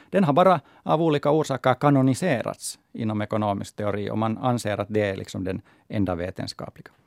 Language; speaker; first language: Swedish; native; Swedish